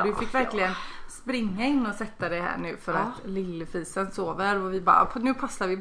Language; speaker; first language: Swedish; native; Swedish